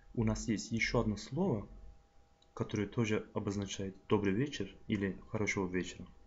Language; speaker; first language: Russian; non-native, fluent; Turkish